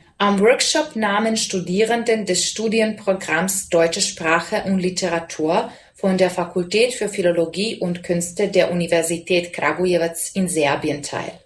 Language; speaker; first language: German; non-native, fluent; Serbian